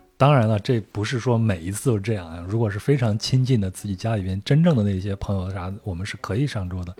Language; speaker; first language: Chinese; native; Chinese